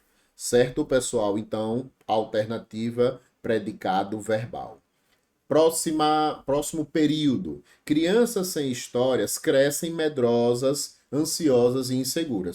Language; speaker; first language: Portuguese; native; Portuguese